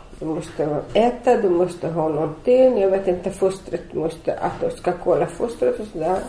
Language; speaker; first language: Swedish; non-native, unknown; Arabic